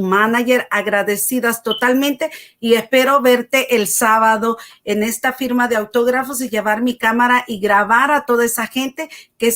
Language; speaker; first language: Spanish; native; Spanish